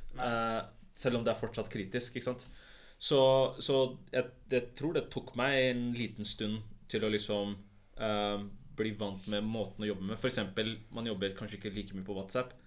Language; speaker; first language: Norwegian; early bilingual, other home language; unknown